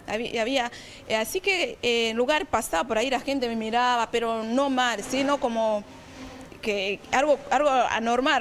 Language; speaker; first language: Spanish; non-native, fluent; Kinyarwanda